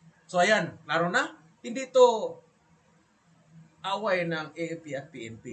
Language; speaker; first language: English; non-native, local second language; Filipino